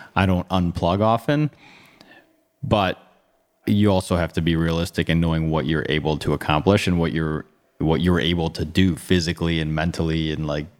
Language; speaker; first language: English; native; English